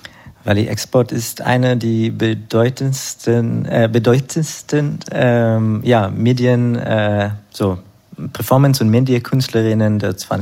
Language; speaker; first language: German; non-native, fluent; Hebrew